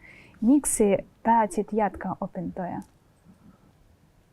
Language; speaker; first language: Finnish; non-native, fluent; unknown